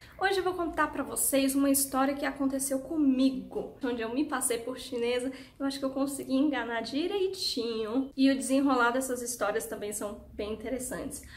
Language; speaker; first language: Portuguese; early bilingual, heritage; Portuguese